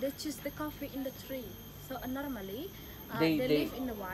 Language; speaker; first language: English; non-native, learner; Indonesian